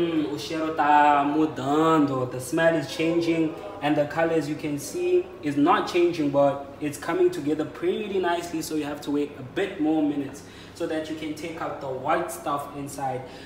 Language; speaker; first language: English; non-native, local second language; Xhosa